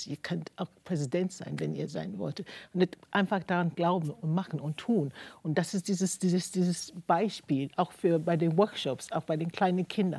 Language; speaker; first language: German; non-native, fluent; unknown